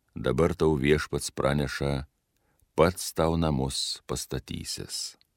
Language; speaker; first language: Lithuanian; native; Lithuanian